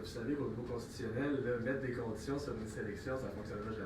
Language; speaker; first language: French; native; French